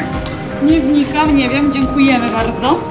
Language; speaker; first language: Polish; native; Polish